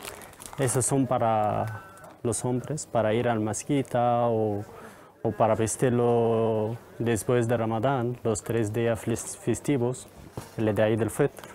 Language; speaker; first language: Spanish; non-native, learner; Arabic